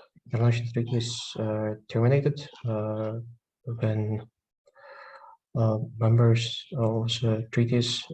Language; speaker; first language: English; non-native, learner; Russian